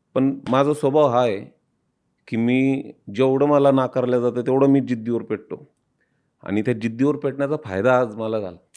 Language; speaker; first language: Marathi; native; Marathi